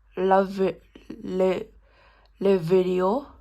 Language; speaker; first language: French; non-native, learner; Thai